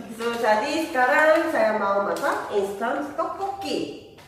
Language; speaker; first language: Indonesian; non-native, learner; Korean